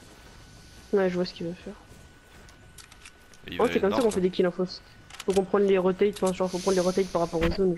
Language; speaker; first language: French; native; French